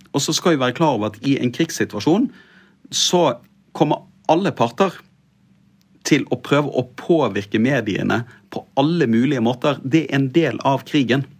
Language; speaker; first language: Norwegian; native; Norwegian